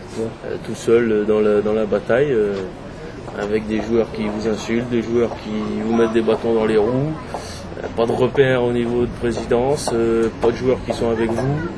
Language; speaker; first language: French; native; French